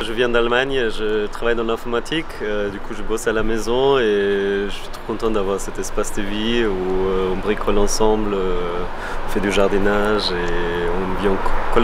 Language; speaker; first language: French; non-native, fluent; German